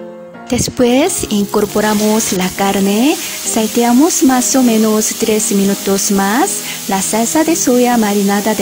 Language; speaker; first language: Spanish; non-native, fluent; Korean